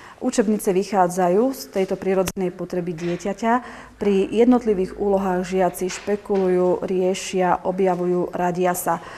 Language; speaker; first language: Slovak; native; Slovak